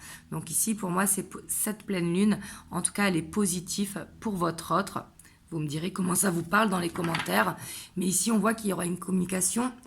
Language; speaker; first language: French; native; French